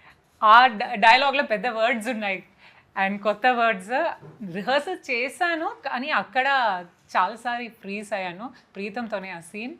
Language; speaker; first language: Telugu; non-native, fluent; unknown